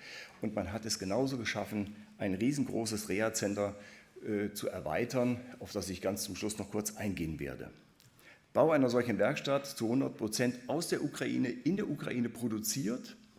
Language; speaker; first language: German; native; German